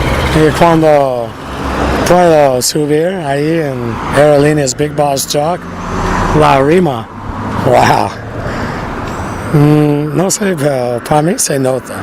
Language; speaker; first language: Spanish; non-native, learner; English